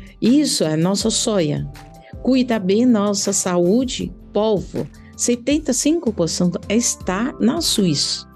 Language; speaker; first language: Portuguese; non-native, learner; Chinese